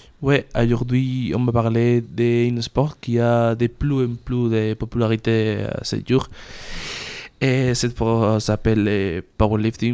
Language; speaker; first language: French; non-native, learner; Spanish